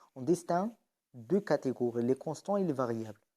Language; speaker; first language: French; non-native, local second language; Arabic